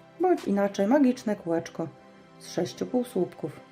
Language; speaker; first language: Polish; native; Polish